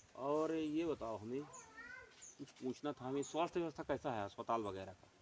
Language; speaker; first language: Hindi; native; Hindi